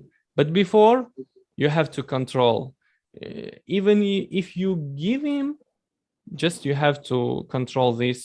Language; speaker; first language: English; non-native, learner; Chechen